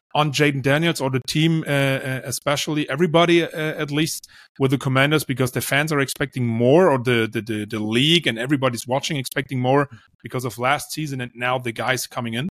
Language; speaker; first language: English; non-native, fluent; German